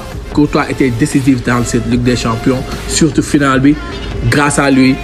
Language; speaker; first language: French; non-native, local second language; Wolof